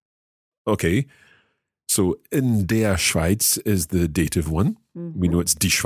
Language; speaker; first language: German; non-native, learner; English